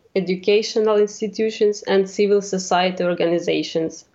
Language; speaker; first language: English; non-native, fluent; Ukrainian